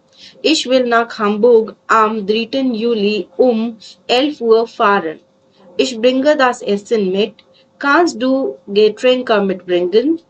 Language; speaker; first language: German; non-native, learner; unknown